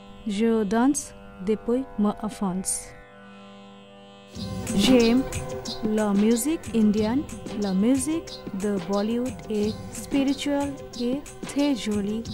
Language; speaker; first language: French; non-native, learner; Bangla